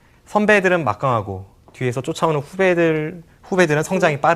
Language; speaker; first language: Korean; native; Korean